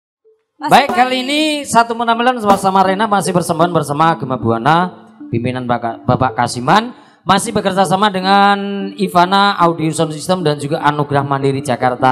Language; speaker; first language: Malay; non-native, local second language; Javanese